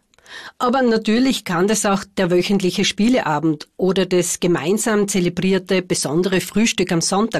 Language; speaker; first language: German; native; German